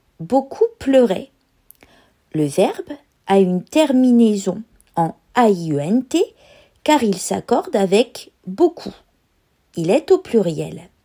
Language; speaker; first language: French; native; French